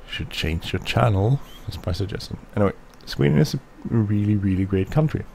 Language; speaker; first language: English; non-native, fluent; Swedish